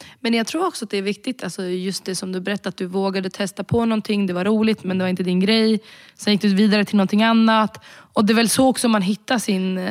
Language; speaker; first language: Swedish; early bilingual, other home language; Romany